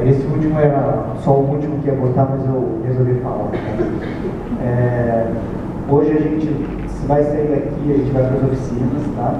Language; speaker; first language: Portuguese; native; Portuguese